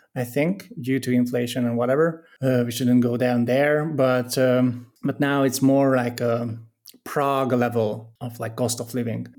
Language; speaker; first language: English; non-native, fluent; Hungarian